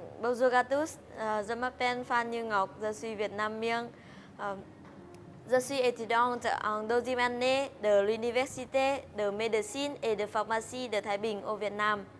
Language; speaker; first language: French; non-native, learner; Vietnamese